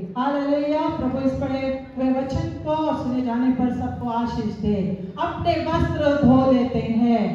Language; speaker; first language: Hindi; native; Hindi